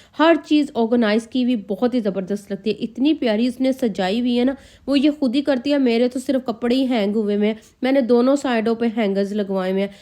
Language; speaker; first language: Urdu; non-native, local second language; Punjabi